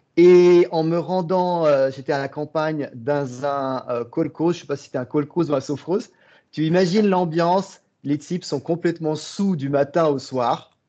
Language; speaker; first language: French; early bilingual, other home language; Russian